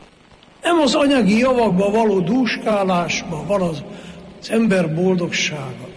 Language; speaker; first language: Hungarian; native; Hungarian